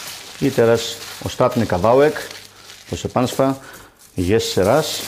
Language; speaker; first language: Polish; non-native, learner; Greek